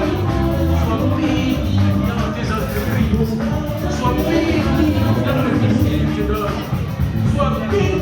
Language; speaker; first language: French; non-native, local second language; Lingala